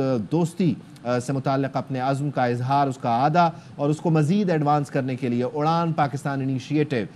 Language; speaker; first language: Urdu; native; Urdu